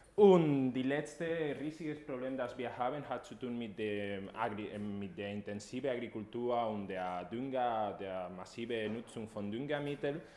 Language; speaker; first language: German; non-native, fluent; Spanish